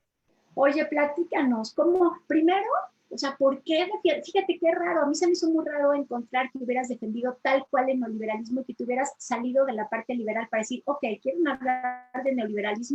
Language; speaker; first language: Spanish; native; Spanish